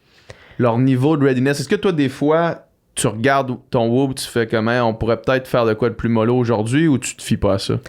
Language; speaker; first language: French; native; French